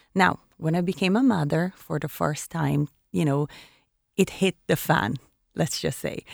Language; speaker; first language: English; non-native, fluent; Portuguese